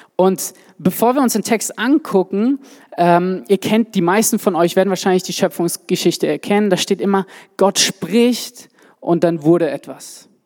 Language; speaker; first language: German; native; German